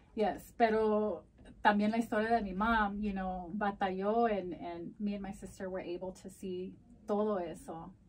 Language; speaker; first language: English; early bilingual, other home language; Spanish